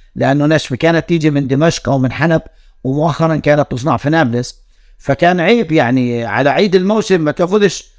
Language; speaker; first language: Arabic; native; Arabic